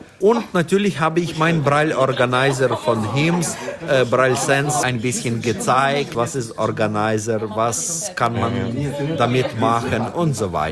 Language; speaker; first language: German; non-native, fluent; Ukrainian